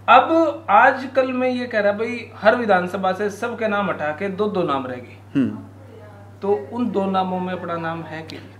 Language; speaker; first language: Hindi; native; Hindi